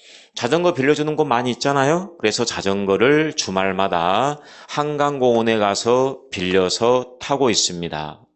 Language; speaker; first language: Korean; native; Korean